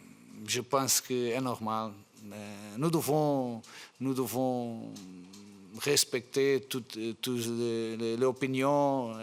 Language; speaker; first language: French; non-native, fluent; Portuguese